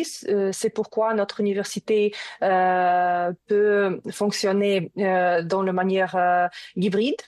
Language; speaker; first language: French; non-native, learner; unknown